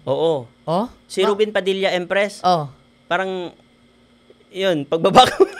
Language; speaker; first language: Filipino; non-native, local second language; Hiligaynon